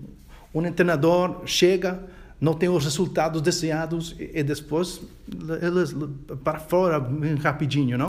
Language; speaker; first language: Portuguese; non-native, fluent; Spanish